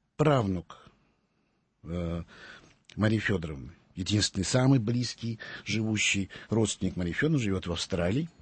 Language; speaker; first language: Russian; early bilingual, heritage; Russian